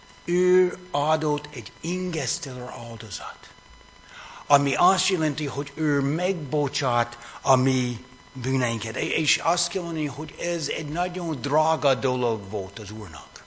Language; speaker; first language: Hungarian; non-native, fluent; English